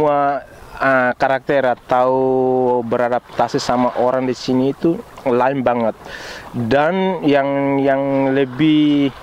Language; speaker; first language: Indonesian; non-native, local second language; Tetum